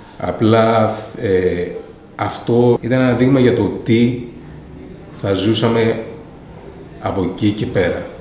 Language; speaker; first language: Greek; early bilingual, other home language; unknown